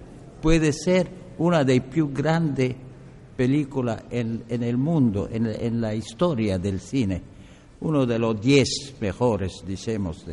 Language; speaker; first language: Spanish; non-native, learner; Arabic